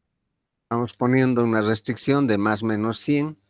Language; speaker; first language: Spanish; native; Spanish